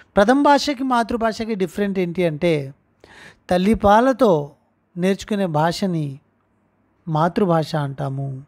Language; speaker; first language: Telugu; non-native, local second language; Urdu